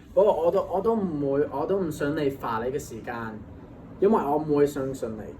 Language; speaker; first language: Cantonese; non-native, fluent; English